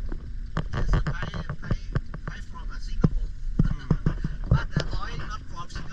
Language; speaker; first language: English; non-native, learner; Thai